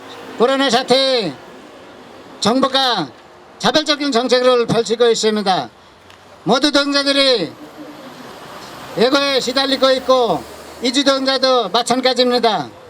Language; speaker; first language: Korean; non-native, fluent; Nepali